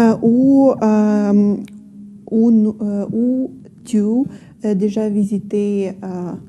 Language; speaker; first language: French; non-native, learner; Ukrainian